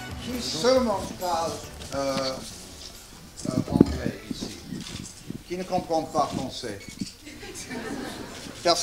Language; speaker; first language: French; non-native, learner; English